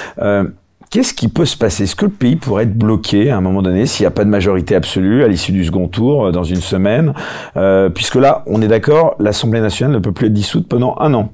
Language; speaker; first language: French; native; French